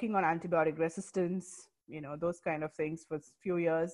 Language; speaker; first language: English; non-native, local second language; Malayalam